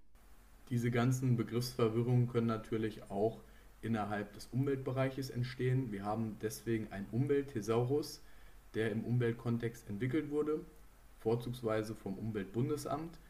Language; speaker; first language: German; native; German